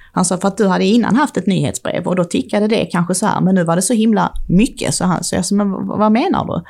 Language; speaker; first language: Swedish; early bilingual, other home language; Czech